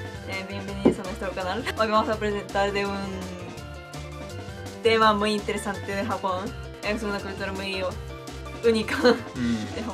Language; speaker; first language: Spanish; non-native, fluent; Japanese